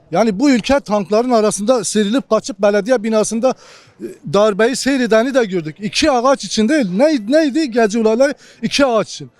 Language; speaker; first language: Turkish; non-native, local second language; Kurdish